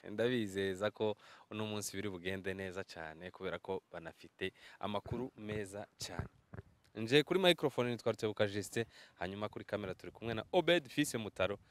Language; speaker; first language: Kinyarwanda; native; Kinyarwanda